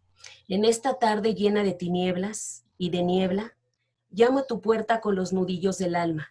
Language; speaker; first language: Spanish; native; Spanish